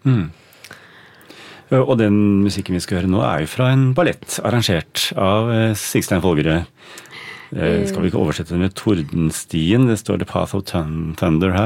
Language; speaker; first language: Norwegian; native; Norwegian